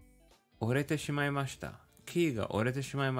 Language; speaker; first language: Japanese; non-native, learner; English